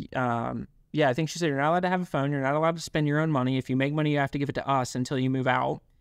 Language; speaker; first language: English; native; English